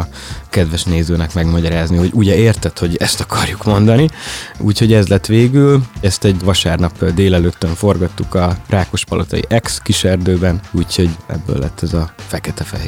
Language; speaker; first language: Hungarian; native; Hungarian